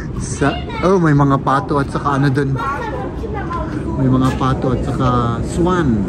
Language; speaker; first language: Filipino; non-native, learner; German